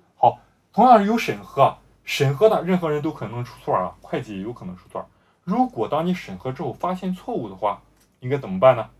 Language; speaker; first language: Chinese; native; Chinese